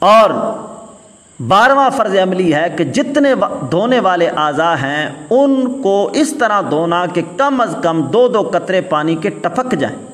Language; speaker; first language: Urdu; native; Urdu